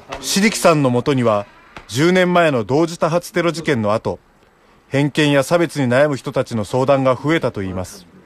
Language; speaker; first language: Japanese; native; Japanese